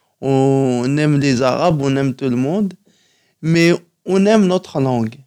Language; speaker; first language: French; non-native, local second language; Kabyle